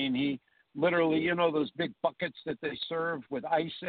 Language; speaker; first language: English; native; English